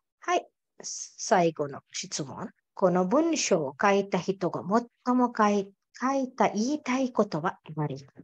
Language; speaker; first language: Japanese; non-native, fluent; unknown